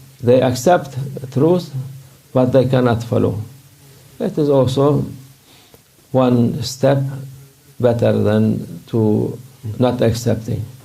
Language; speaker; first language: English; non-native, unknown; Turkish